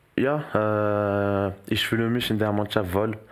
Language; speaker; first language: German; non-native, learner; French